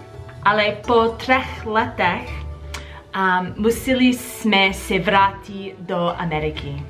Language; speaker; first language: Czech; non-native, learner; English